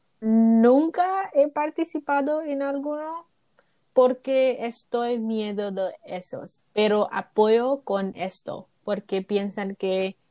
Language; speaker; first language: Spanish; non-native, learner; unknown